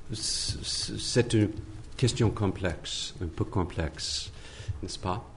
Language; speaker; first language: French; non-native, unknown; English